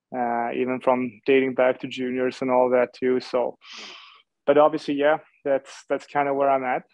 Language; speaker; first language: English; non-native, fluent; Swedish